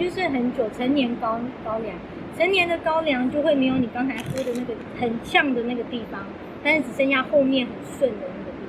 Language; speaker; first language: Chinese; native; Chinese